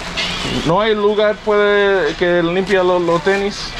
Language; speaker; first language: Spanish; non-native, learner; English